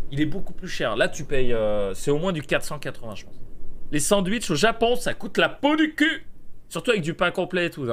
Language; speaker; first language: French; native; French